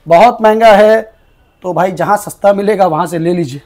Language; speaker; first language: Hindi; non-native, local second language; Bangla